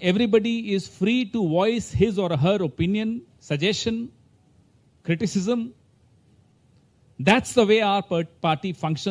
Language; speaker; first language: English; non-native, local second language; Hindi